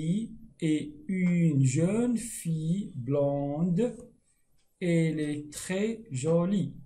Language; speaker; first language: French; non-native, fluent; Arabic